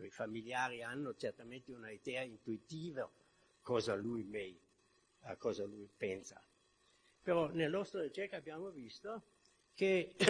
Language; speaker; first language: Italian; non-native, fluent; German